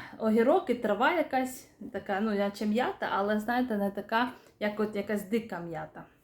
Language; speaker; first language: Ukrainian; non-native, local second language; Russian